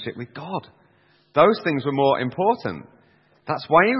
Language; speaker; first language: English; native; English